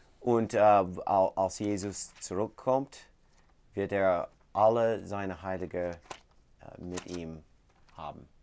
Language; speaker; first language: German; non-native, learner; English